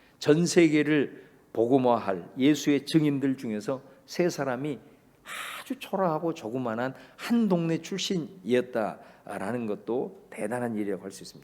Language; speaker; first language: Korean; native; Korean